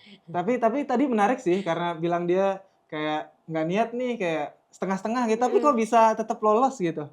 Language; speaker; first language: Indonesian; native; Indonesian